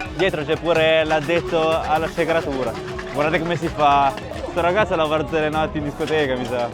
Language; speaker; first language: Italian; early bilingual, other home language; Chinese